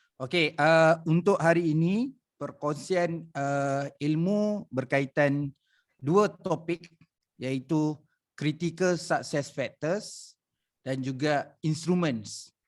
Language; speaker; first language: Malay; native; Malay